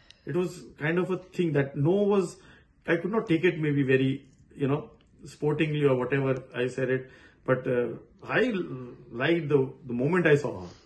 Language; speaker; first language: English; non-native, local second language; Hindi